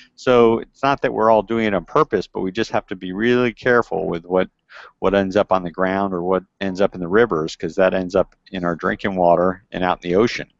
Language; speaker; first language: English; native; English